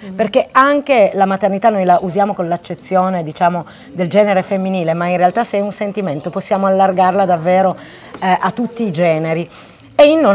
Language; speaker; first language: Italian; non-native, local second language; Occitan